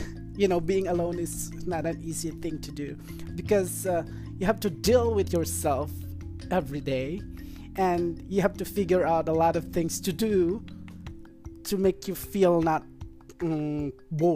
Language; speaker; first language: English; non-native, local second language; Filipino